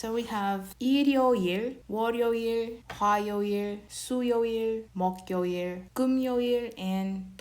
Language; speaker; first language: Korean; non-native, learner; English